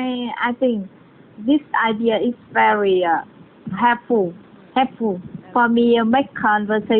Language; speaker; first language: English; non-native, learner; Vietnamese